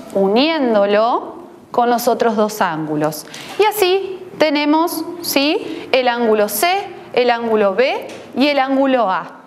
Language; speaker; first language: Spanish; native; Spanish